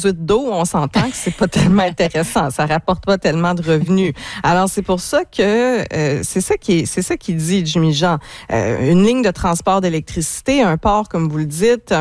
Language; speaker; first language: French; native; French